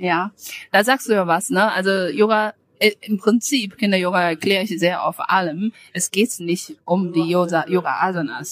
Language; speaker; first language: German; non-native, fluent; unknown